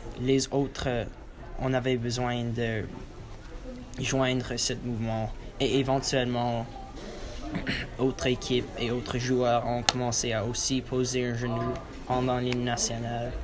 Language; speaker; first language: French; non-native, learner; English